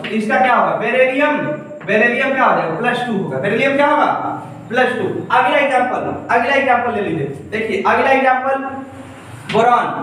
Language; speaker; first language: Hindi; native; Hindi